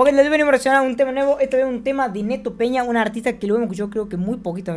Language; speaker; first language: Spanish; native; Spanish